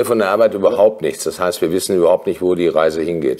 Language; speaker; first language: German; native; German